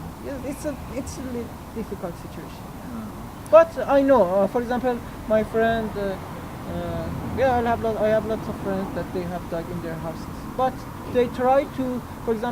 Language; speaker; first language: English; non-native, learner; Persian